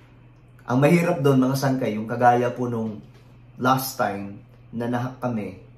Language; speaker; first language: Filipino; native; Filipino